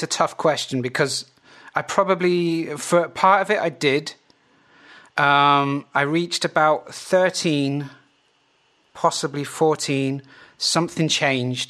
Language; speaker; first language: English; native; English